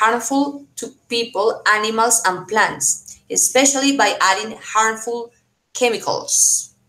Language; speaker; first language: English; non-native, fluent; Spanish